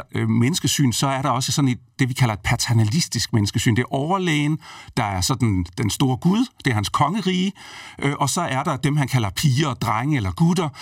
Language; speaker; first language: Danish; native; Danish